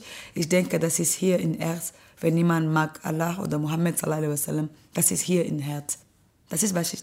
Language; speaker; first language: German; non-native, learner; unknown